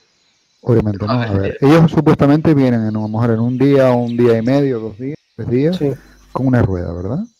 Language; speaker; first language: Spanish; native; Spanish